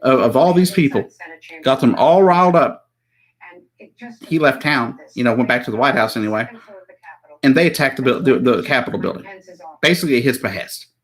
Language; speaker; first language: English; native; English